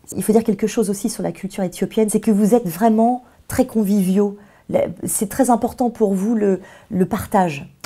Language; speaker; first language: French; native; French